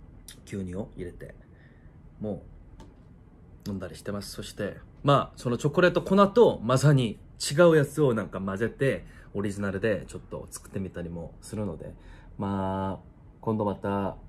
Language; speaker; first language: Japanese; non-native, fluent; Korean